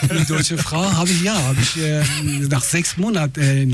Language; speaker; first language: German; non-native, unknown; Persian